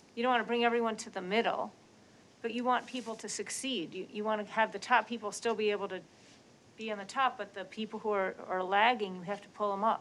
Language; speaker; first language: English; native; English